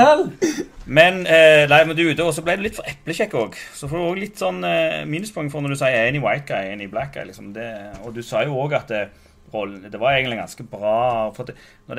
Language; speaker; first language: Norwegian; native; Norwegian